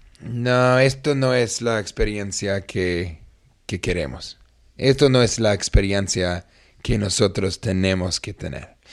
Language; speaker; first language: Spanish; non-native, learner; English